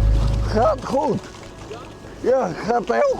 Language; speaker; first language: Dutch; non-native, local second language; Western Frisian